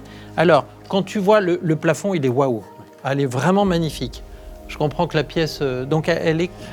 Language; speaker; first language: French; native; French